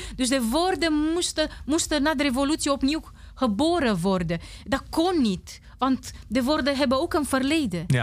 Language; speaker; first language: Dutch; non-native, fluent; Romanian